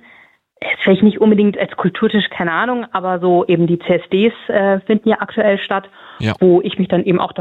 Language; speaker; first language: German; native; German